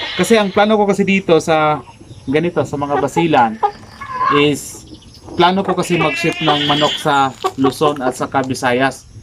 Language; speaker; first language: Filipino; non-native, local second language; Cebuano